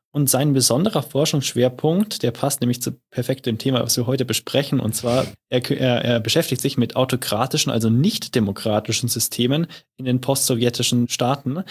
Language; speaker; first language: German; native; German